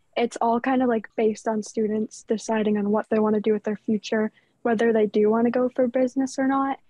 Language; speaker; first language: English; native; English